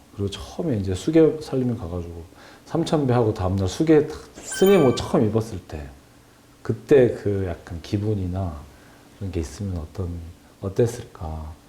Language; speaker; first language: Korean; native; Korean